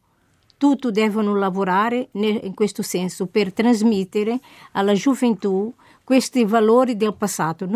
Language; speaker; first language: Italian; non-native, fluent; Portuguese